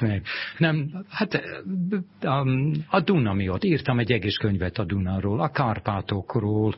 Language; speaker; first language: Hungarian; non-native, fluent; English